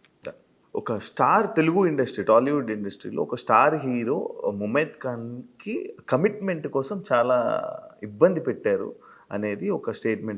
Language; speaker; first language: Telugu; native; Telugu